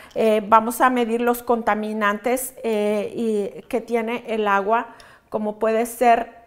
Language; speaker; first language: Spanish; native; Spanish